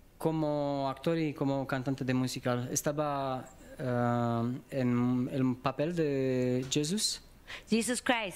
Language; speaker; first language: Spanish; non-native, learner; Romanian